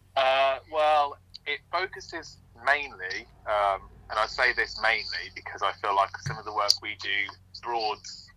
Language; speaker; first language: English; native; English